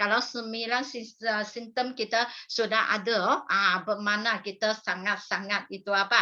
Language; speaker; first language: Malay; non-native, local second language; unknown